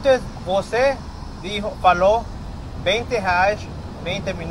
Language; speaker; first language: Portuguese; non-native, learner; English